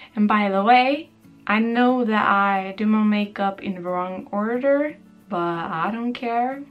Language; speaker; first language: English; non-native, fluent; Swedish